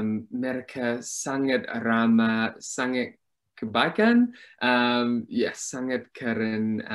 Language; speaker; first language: Indonesian; non-native, learner; English